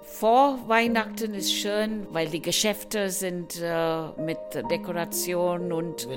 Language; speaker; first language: German; non-native, learner; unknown